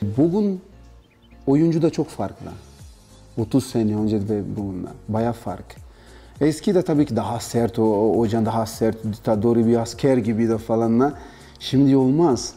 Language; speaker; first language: Turkish; non-native, learner; Portuguese